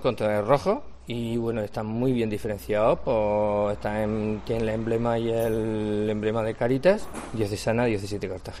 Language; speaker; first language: Spanish; native; Spanish